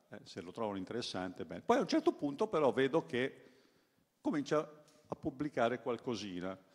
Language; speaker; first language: Italian; native; Italian